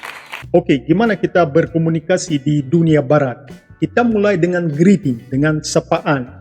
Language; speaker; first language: Indonesian; non-native, fluent; Russian